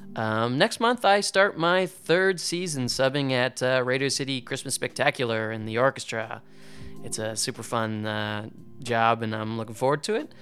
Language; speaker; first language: English; native; English